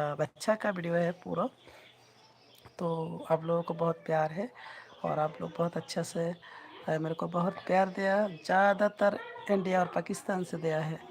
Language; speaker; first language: Hindi; non-native, learner; Bangla